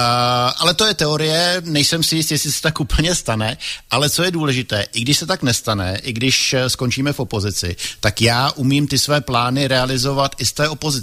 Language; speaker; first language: Czech; native; Czech